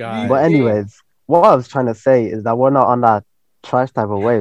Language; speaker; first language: English; native; English